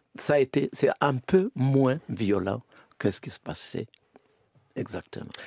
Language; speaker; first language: French; non-native, local second language; Kinyarwanda